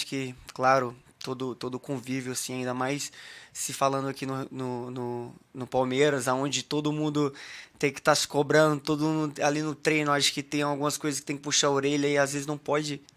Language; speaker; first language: Portuguese; native; Portuguese